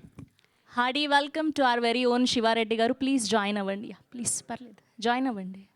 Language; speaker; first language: Telugu; native; Telugu